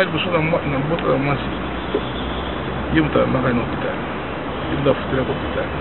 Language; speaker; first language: French; non-native, local second language; Lingala